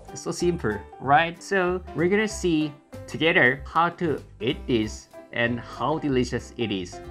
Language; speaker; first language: English; non-native, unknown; Korean